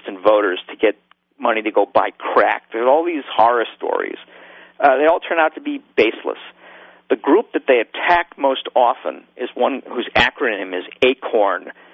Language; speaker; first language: English; native; English